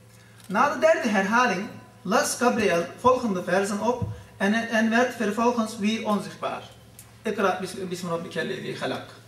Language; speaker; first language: Dutch; non-native, fluent; Turkish